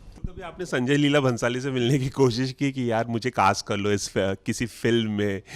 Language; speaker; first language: Hindi; native; Hindi